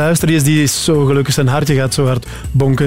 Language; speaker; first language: Dutch; native; Dutch